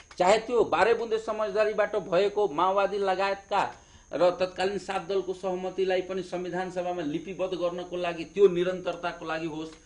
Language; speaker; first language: Nepali; native; Nepali